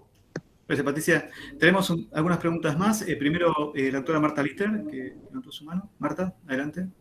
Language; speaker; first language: Spanish; native; Spanish